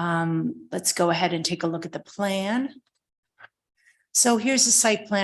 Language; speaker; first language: English; native; English